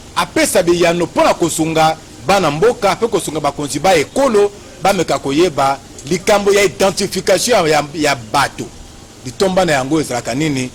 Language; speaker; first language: Lingala; native; Lingala